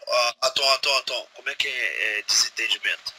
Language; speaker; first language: French; non-native, learner; Portuguese